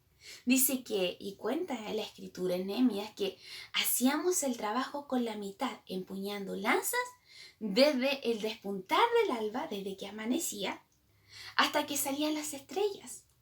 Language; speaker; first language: Spanish; native; Spanish